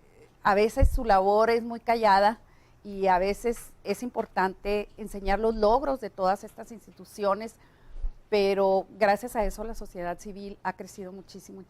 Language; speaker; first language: Spanish; native; Spanish